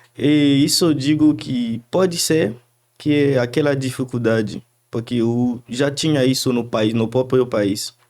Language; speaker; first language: Portuguese; non-native, fluent; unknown